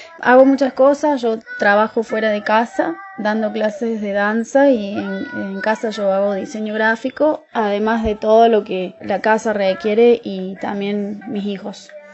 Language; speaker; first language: Spanish; native; Spanish